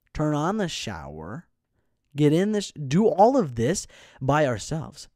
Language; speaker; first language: English; native; English